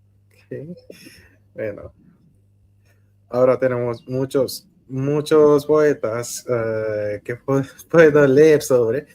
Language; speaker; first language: Spanish; non-native, learner; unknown